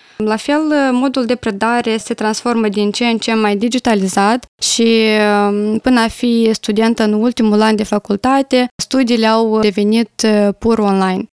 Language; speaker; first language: Romanian; native; Romanian